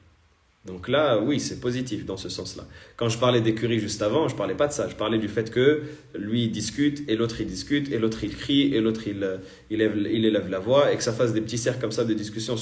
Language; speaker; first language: French; native; French